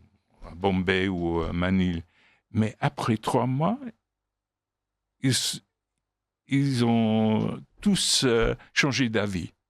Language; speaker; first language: French; non-native, fluent; English